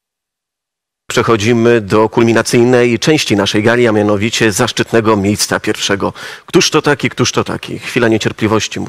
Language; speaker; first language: Polish; native; Polish